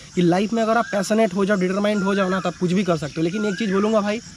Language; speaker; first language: Hindi; non-native, local second language; Bangla